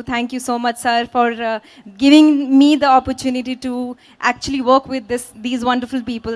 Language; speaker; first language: Telugu; non-native, learner; Hindi